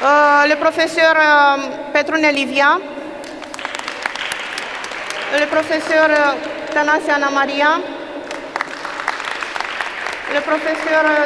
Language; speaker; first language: French; non-native, fluent; Romanian